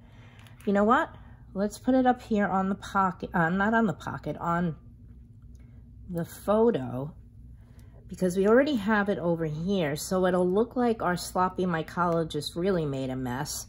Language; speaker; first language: English; native; English